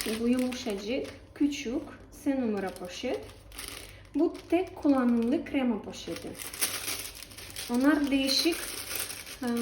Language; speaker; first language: Turkish; non-native, learner; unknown